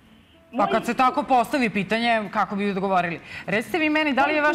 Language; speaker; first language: Serbian; native; Serbian